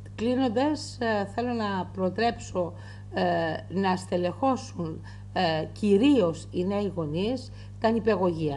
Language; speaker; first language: Greek; native; Greek